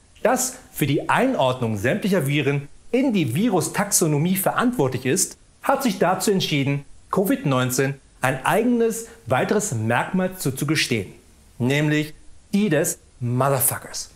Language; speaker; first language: German; native; German